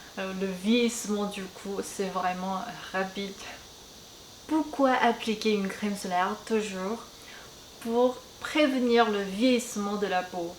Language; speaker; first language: French; non-native, fluent; Korean